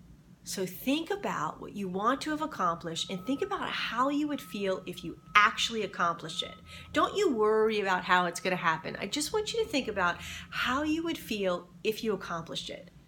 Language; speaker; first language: English; native; English